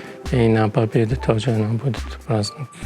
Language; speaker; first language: Russian; non-native, learner; Arabic